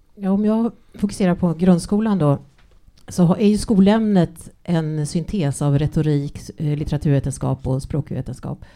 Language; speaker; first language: Swedish; early bilingual, other home language; English